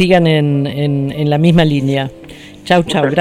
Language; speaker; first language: Spanish; native; Spanish